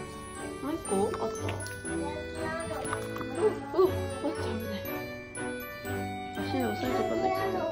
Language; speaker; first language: Japanese; native; Japanese